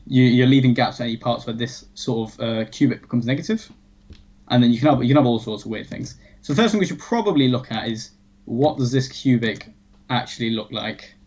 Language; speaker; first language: English; native; English